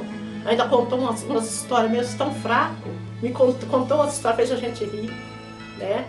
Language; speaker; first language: Portuguese; native; Portuguese